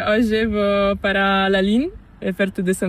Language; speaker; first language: Spanish; non-native, learner; Portuguese